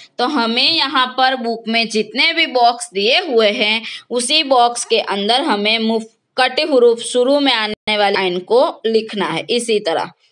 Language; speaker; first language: Hindi; non-native, local second language; Gujarati